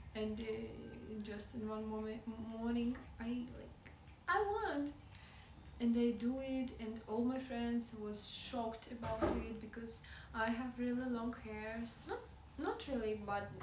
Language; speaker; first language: English; non-native, learner; Russian